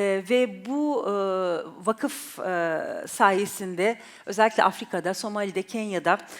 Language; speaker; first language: Turkish; native; Turkish